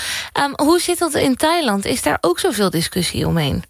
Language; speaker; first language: Dutch; native; Dutch